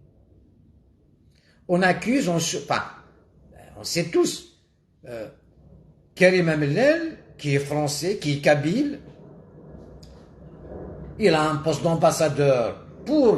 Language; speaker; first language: French; non-native, local second language; Kabyle